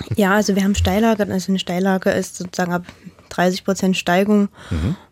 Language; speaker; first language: German; native; German